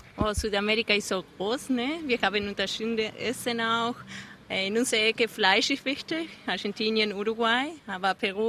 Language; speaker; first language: German; non-native, learner; Spanish